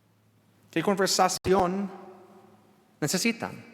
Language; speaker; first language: Spanish; non-native, learner; English